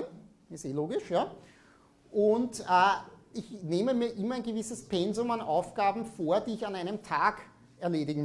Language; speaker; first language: German; native; German